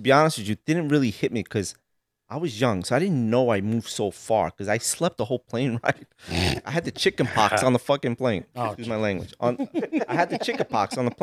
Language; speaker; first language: English; early bilingual, other home language; Italian